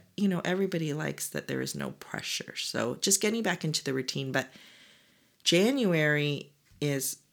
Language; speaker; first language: English; early bilingual, other home language; Korean